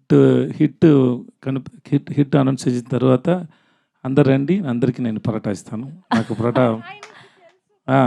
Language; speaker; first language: Telugu; non-native, learner; Tamil